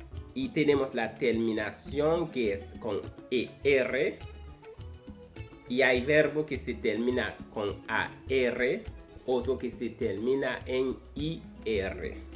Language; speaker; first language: Spanish; non-native, fluent; Haitian Creole